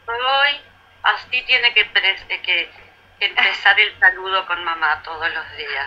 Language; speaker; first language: Spanish; native; Spanish